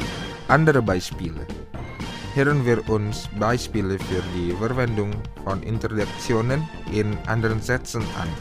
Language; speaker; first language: German; non-native, fluent; Indonesian